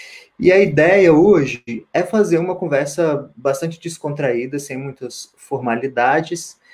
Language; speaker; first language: Portuguese; native; Portuguese